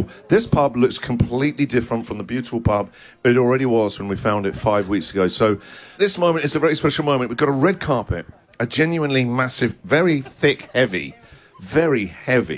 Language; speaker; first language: English; native; English